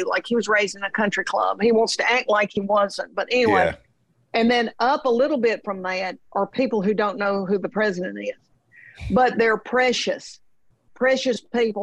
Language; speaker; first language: English; native; English